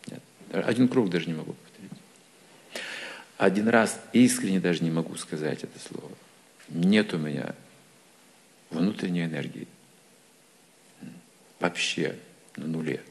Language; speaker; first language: Russian; native; Russian